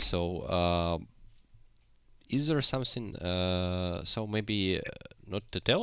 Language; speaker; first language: English; non-native, learner; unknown